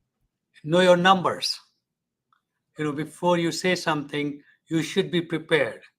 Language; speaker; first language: English; non-native, fluent; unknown